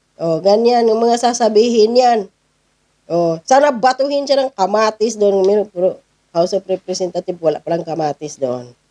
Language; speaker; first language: Filipino; non-native, local second language; Cebuano